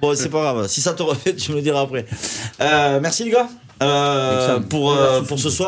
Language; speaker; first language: French; native; French